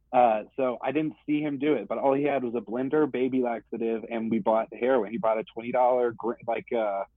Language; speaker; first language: English; native; English